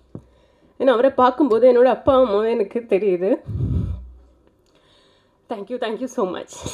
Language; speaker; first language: Tamil; non-native, local second language; Malayalam